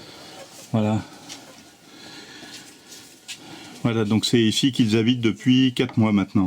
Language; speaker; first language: French; native; French